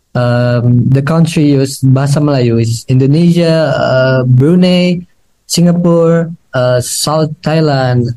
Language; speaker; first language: English; non-native, learner; Indonesian